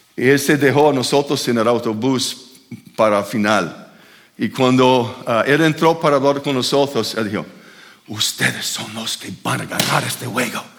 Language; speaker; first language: Spanish; non-native, fluent; English